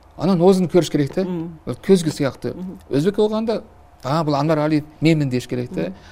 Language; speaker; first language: Kyrgyz; non-native, local second language; Uzbek